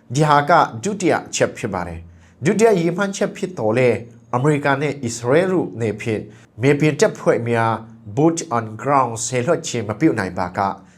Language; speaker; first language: Burmese; non-native, local second language; Hakha Chin